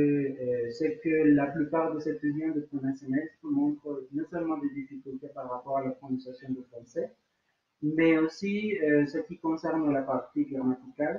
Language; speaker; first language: French; non-native, learner; Spanish